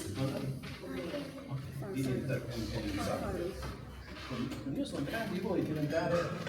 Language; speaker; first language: Italian; non-native, learner; English